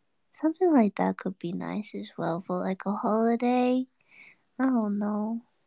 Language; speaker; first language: English; native; English